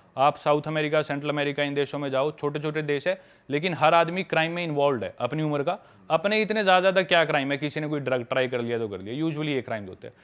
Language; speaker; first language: Hindi; native; Hindi